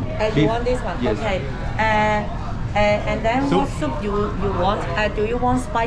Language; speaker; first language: English; non-native, learner; Cantonese